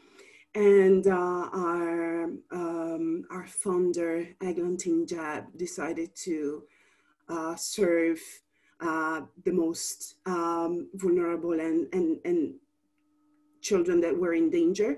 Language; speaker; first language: English; non-native, fluent; Italian